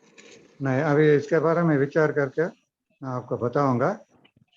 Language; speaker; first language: Hindi; non-native, local second language; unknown